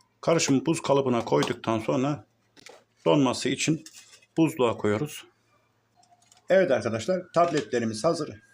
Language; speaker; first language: Turkish; native; Turkish